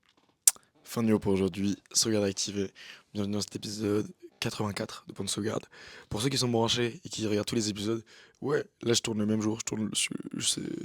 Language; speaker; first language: French; native; French